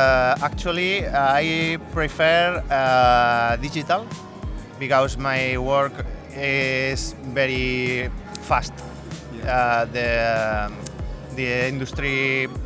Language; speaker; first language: English; non-native, learner; Spanish